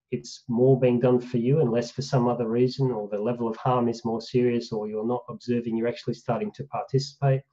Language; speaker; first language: English; native; English